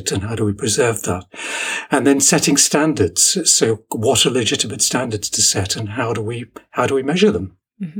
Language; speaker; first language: English; native; English